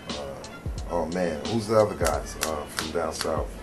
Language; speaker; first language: English; native; English